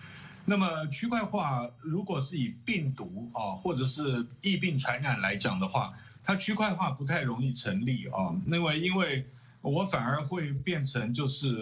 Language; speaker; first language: Chinese; native; Chinese